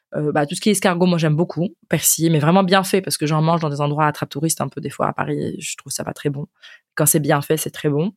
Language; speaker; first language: French; native; French